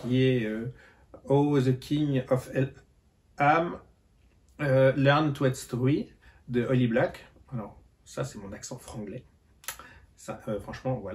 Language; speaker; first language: French; native; French